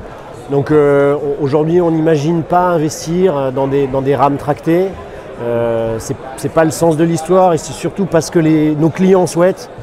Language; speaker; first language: French; native; French